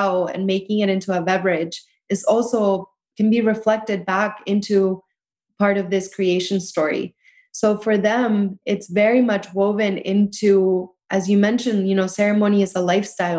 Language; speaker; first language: English; early bilingual, other home language; Spanish